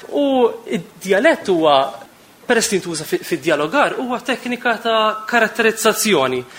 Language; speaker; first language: Maltese; native; Maltese